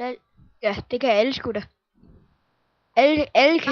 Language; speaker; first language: Danish; native; Danish